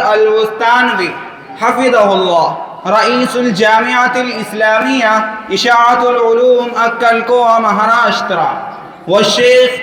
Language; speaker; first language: Arabic; non-native, learner; Urdu